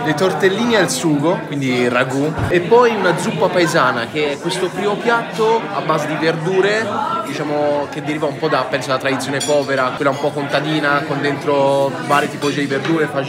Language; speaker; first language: Italian; native; Italian